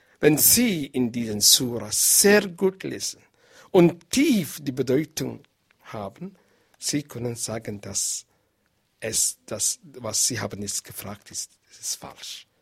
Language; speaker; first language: German; non-native, learner; Arabic